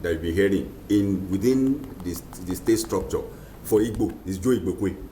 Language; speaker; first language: English; non-native, local second language; Yoruba